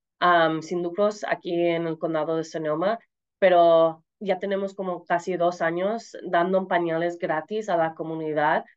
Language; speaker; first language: Spanish; early bilingual, heritage; Spanish